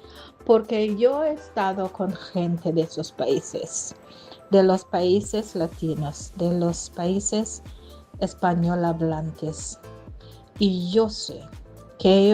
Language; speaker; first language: Spanish; non-native, fluent; English